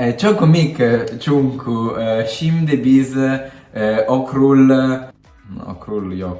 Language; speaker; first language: Turkish; non-native, learner; Italian